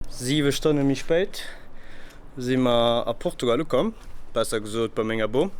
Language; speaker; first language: Luxembourgish; early bilingual, other home language; Portuguese